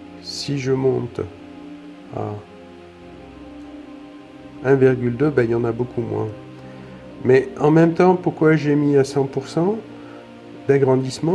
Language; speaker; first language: French; native; French